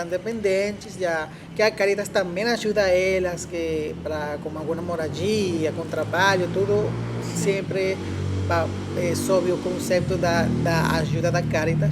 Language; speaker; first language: Portuguese; non-native, fluent; Spanish